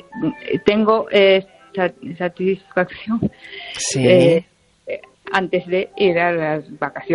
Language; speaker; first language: Spanish; non-native, learner; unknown